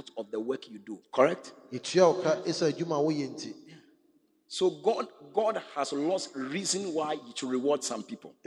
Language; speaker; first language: English; non-native, local second language; Ga